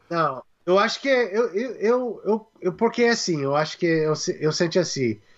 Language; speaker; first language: Portuguese; non-native, learner; English